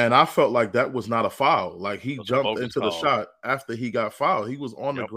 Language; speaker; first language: English; native; English